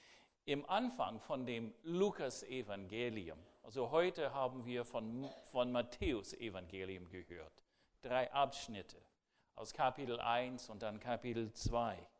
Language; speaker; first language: German; non-native, fluent; English